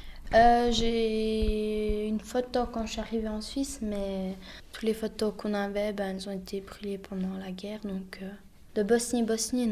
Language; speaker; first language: French; early bilingual, other home language; Bosnian